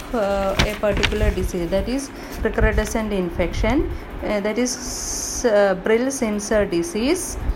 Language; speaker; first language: English; non-native, local second language; Malayalam